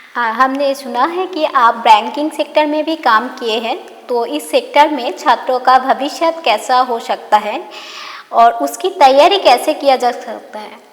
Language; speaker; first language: Hindi; non-native, local second language; Bangla